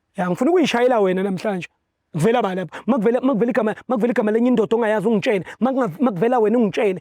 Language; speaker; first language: Zulu; native; Zulu